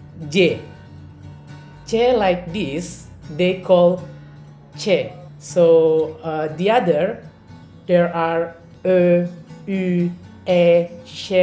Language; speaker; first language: English; non-native, learner; Indonesian